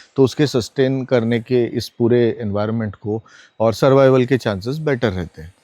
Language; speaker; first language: Hindi; non-native, local second language; Marathi